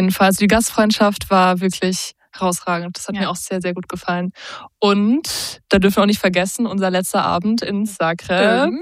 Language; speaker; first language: German; native; German